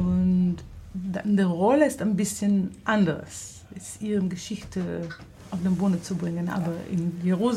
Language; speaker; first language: German; non-native, fluent; Hebrew